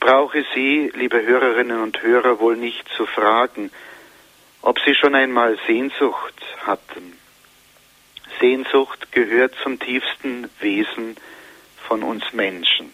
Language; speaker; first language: German; native; German